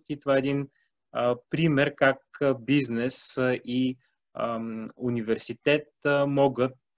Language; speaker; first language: Bulgarian; native; Bulgarian